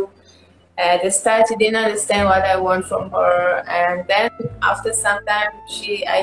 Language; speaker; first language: English; non-native, learner; Hebrew